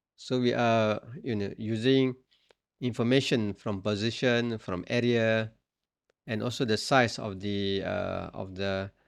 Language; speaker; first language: English; non-native, local second language; Malay